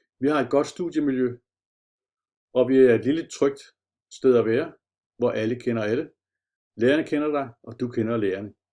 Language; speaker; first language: Danish; native; Danish